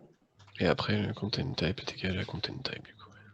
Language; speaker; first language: French; native; French